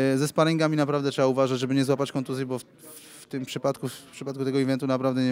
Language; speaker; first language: Polish; native; Polish